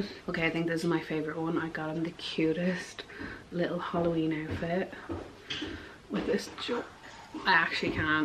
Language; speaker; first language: English; native; English